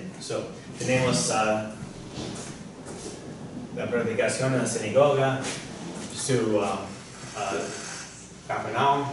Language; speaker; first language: Spanish; non-native, fluent; English